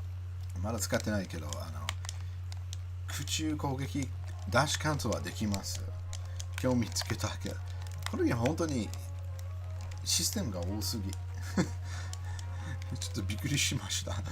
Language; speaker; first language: Japanese; non-native, learner; English